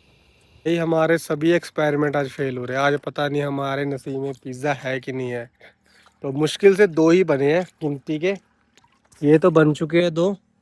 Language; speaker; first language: Hindi; non-native, local second language; Punjabi